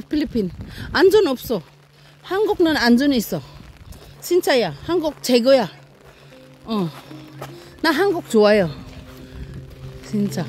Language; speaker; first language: Korean; non-native, learner; Filipino